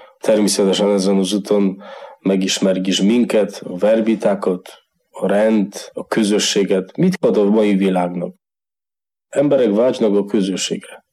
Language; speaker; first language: Hungarian; non-native, fluent; Polish